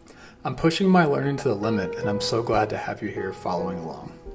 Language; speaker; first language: English; native; English